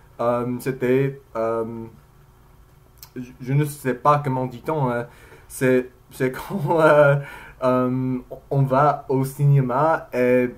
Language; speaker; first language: French; non-native, learner; English